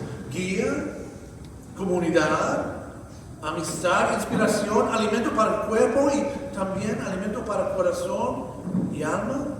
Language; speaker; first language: Spanish; non-native, fluent; English